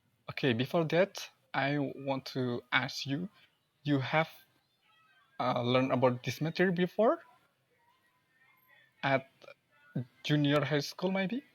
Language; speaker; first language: English; non-native, learner; Indonesian